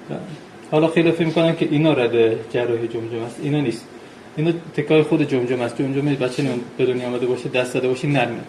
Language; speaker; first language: Persian; native; Persian